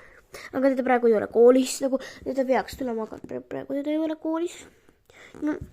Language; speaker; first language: Estonian; non-native, local second language; Russian